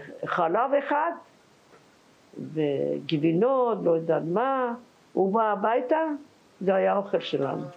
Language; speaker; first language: Hebrew; non-native, fluent; Persian